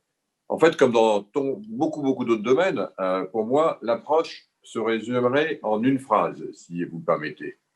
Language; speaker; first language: French; native; French